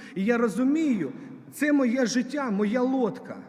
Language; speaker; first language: Ukrainian; non-native, local second language; Russian